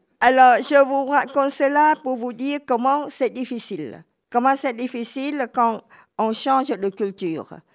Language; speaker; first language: French; non-native, fluent; Khmer